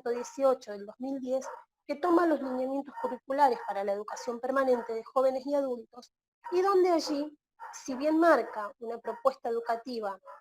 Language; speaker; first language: Spanish; native; Spanish